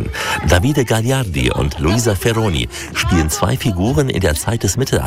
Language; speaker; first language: German; native; German